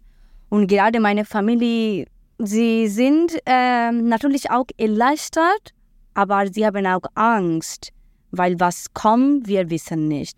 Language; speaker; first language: German; non-native, fluent; Bangla